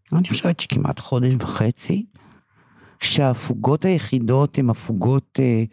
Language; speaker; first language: Hebrew; early bilingual, other home language; English